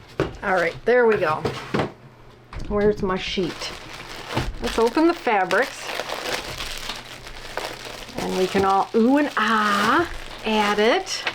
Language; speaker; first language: English; native; English